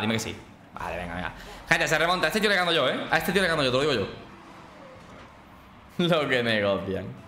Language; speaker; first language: Spanish; native; Spanish